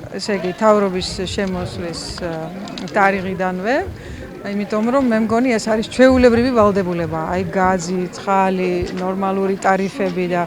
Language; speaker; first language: Georgian; non-native, learner; Dutch